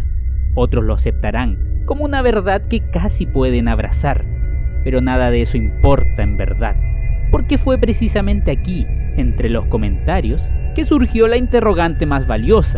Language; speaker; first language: Spanish; native; Spanish